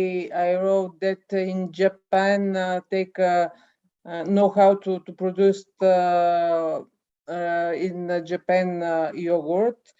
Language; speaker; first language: English; non-native, learner; Bulgarian